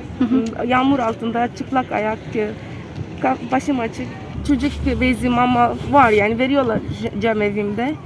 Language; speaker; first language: Turkish; non-native, learner; Arabic